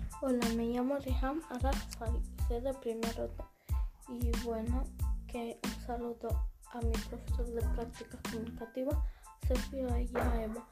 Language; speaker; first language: Spanish; non-native, learner; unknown